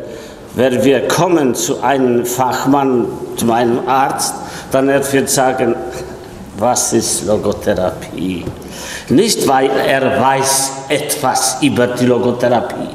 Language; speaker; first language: German; non-native, fluent; Polish